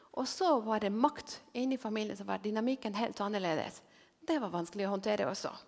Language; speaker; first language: Norwegian; non-native, fluent; Spanish